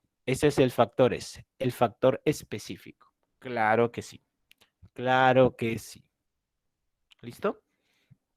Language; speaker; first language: Spanish; native; Spanish